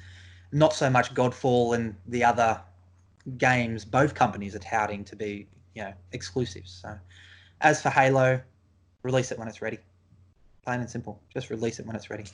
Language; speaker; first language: English; native; English